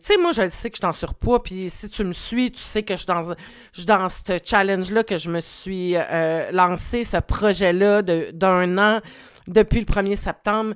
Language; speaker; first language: French; native; French